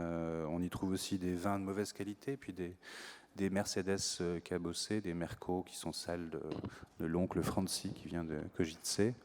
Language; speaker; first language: French; native; French